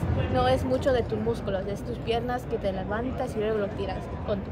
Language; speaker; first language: Spanish; early bilingual, heritage; Spanish